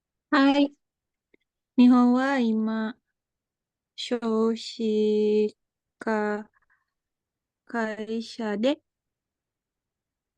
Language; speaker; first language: Japanese; non-native, learner; Indonesian